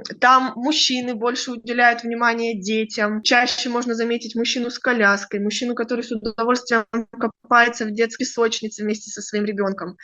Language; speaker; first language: Russian; native; Russian